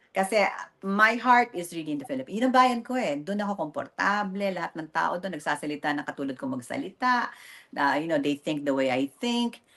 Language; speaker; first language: Filipino; native; Filipino